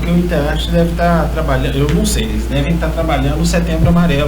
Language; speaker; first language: Portuguese; native; Portuguese